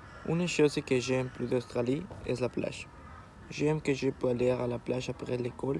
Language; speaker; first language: French; non-native, learner; Spanish